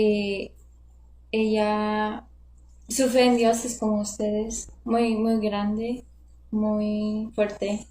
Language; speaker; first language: Spanish; non-native, learner; English